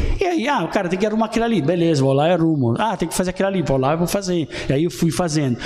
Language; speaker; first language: Portuguese; non-native, fluent; Italian